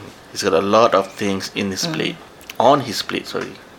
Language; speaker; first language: English; non-native, local second language; Malay